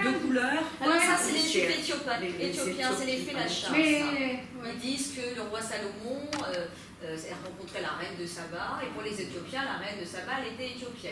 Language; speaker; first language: French; native; French